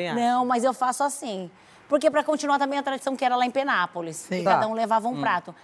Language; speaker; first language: Portuguese; native; Portuguese